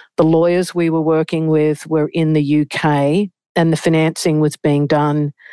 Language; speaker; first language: English; native; English